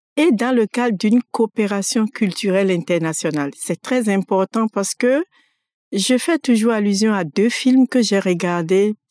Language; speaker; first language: French; non-native, local second language; Fon